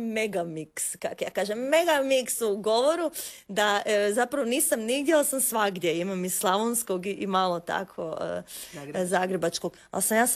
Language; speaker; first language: Croatian; native; Croatian